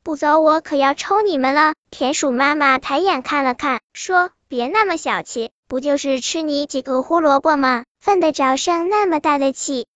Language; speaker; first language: Chinese; native; Chinese